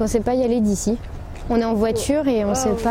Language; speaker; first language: French; native; French